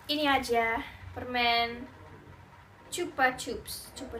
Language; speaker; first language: Indonesian; non-native, fluent; English